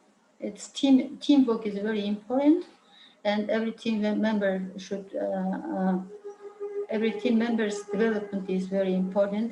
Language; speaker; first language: English; non-native, learner; Mongolian